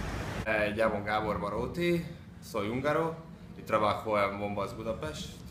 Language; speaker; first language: Spanish; non-native, learner; Hungarian